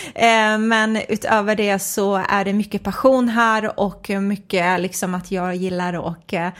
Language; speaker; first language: Swedish; early bilingual, other home language; Croatian